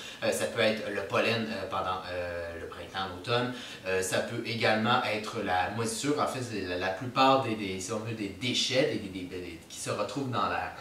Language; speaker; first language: French; native; French